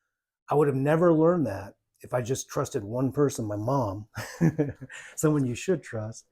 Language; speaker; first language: English; native; English